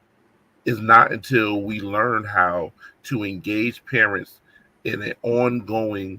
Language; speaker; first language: English; native; English